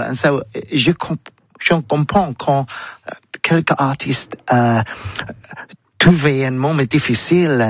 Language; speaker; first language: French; non-native, learner; English